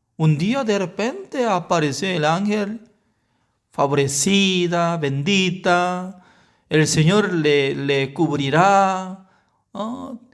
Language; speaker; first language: Spanish; non-native, fluent; Korean